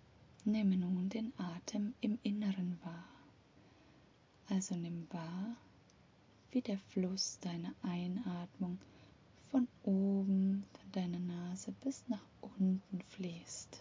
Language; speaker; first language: German; native; German